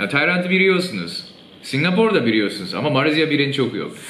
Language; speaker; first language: Turkish; non-native, fluent; Japanese